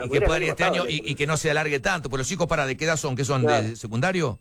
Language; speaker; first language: Spanish; native; Spanish